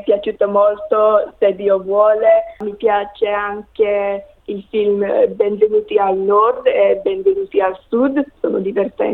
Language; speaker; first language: Italian; non-native, learner; English